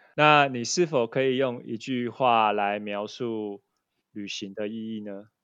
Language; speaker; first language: Chinese; native; Chinese